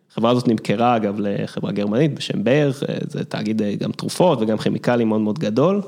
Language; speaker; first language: Hebrew; early bilingual, other home language; English